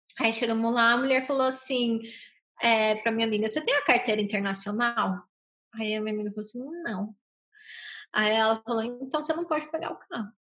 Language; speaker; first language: Portuguese; native; Portuguese